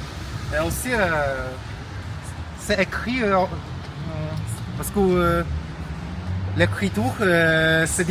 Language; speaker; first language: French; non-native, fluent; Polish